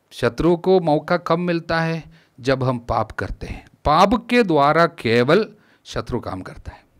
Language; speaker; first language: Hindi; non-native, local second language; Malayalam